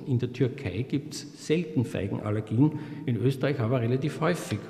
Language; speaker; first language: German; native; German